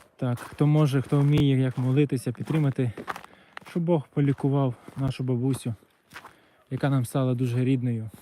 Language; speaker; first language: Ukrainian; non-native, local second language; Russian